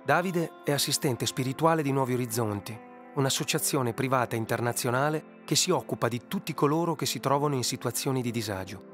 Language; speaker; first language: Italian; native; Italian